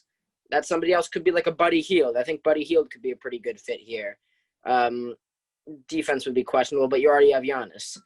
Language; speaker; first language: English; native; English